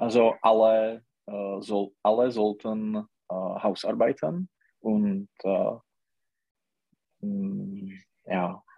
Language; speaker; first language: German; non-native, learner; Czech